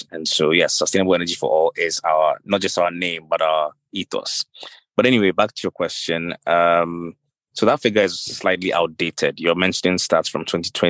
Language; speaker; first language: English; non-native, local second language; Akan